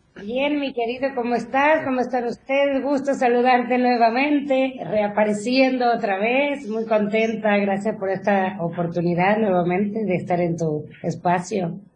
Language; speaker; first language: Spanish; native; Spanish